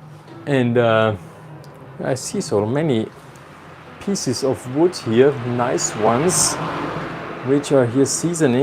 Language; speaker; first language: English; non-native, fluent; German